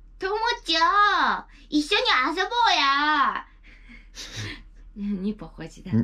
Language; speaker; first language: Russian; non-native, learner; Japanese